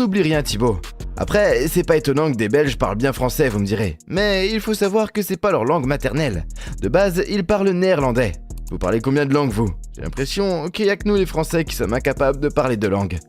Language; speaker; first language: French; native; French